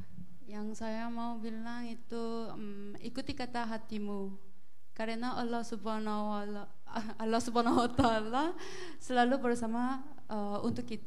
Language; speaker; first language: Indonesian; non-native, learner; Korean